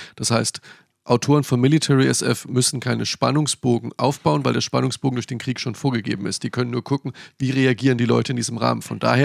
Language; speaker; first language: German; native; German